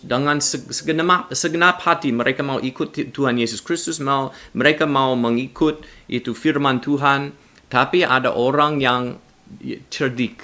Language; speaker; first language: Indonesian; non-native, learner; English